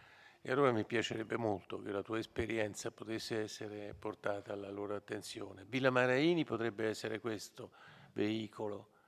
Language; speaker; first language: Italian; native; Italian